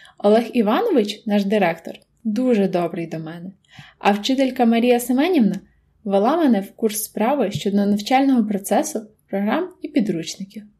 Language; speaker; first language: Ukrainian; native; Ukrainian